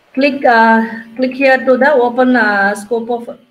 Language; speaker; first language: English; non-native, local second language; Tamil